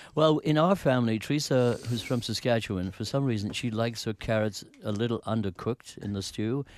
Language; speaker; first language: English; native; English